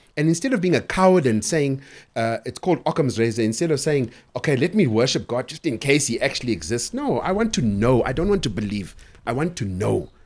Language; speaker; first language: English; native; English